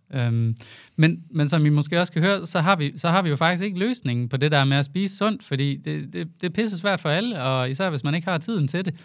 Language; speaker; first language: Danish; native; Danish